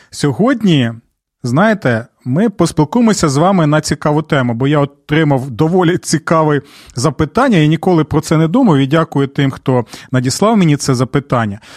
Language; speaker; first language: Ukrainian; non-native, local second language; Russian